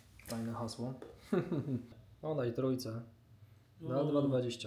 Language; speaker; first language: Polish; native; Polish